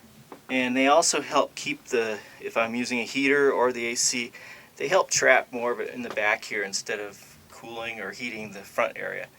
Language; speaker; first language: English; native; English